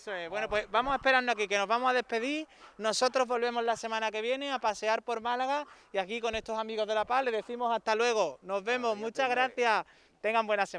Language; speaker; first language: Spanish; native; Spanish